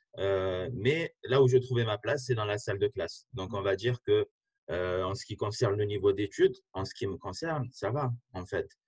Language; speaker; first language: French; non-native, local second language; Arabic